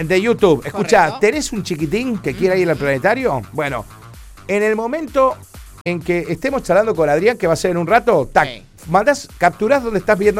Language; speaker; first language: Spanish; native; Spanish